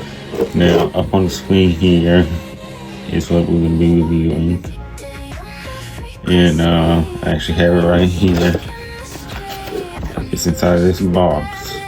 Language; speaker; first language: English; native; English